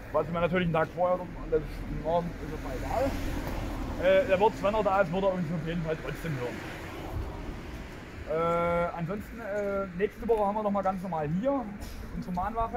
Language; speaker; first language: German; native; German